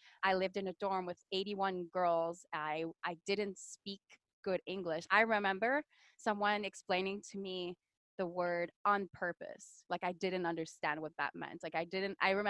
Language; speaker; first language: English; non-native, fluent; French